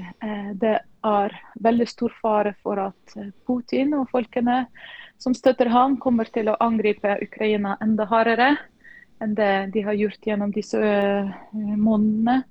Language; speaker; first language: Norwegian; non-native, fluent; Ukrainian